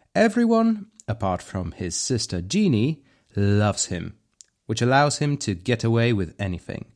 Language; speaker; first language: English; non-native, fluent; Polish